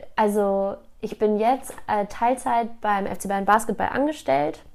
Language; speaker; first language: German; native; German